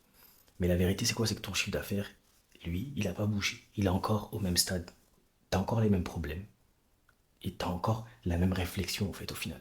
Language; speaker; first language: French; native; French